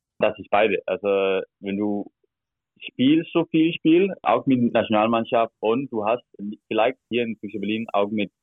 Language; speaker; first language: German; non-native, learner; Danish